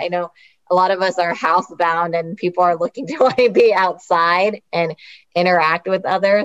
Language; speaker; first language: English; native; English